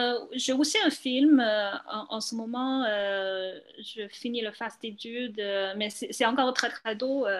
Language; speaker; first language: French; non-native, fluent; Chinese